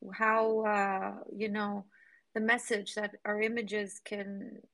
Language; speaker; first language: English; non-native, fluent; Spanish